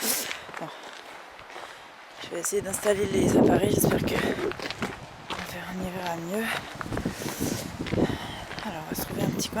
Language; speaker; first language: French; native; French